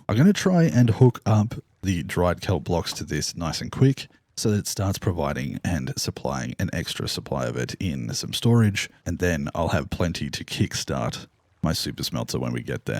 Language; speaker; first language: English; native; English